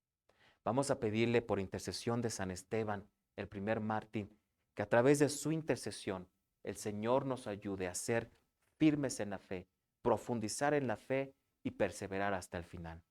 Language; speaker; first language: Spanish; native; Spanish